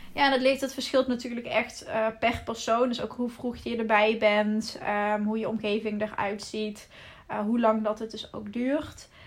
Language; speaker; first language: Dutch; native; Dutch